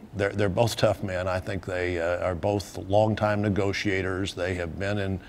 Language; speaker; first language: English; native; English